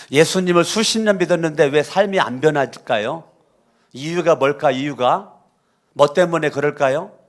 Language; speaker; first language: Korean; native; Korean